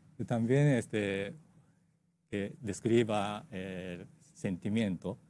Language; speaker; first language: Spanish; non-native, fluent; Japanese